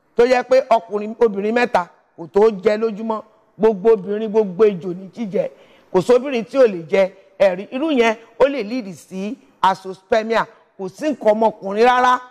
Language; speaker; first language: Yoruba; native; Yoruba